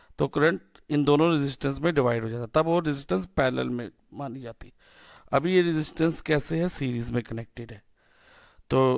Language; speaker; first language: Hindi; native; Hindi